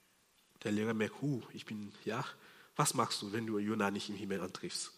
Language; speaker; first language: German; non-native, fluent; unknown